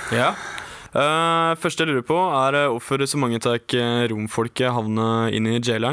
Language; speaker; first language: Norwegian; native; Norwegian